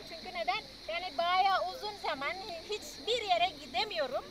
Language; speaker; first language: Turkish; non-native, learner; Indonesian